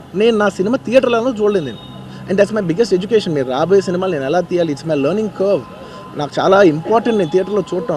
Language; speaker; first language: Telugu; native; Telugu